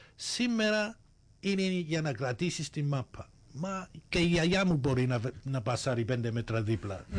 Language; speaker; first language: Greek; early bilingual, heritage; Greek